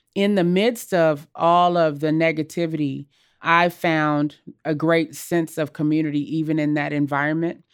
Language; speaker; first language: English; native; English